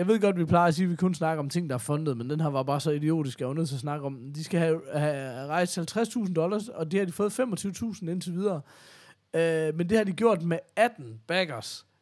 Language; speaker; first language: Danish; native; Danish